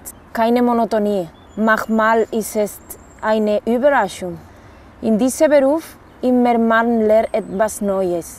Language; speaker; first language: German; non-native, learner; Dutch